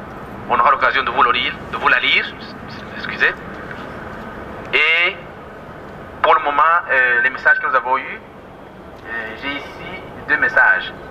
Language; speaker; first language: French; non-native, local second language; Kinyarwanda